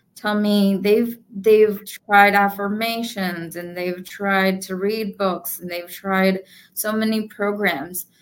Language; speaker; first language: English; non-native, local second language; Gujarati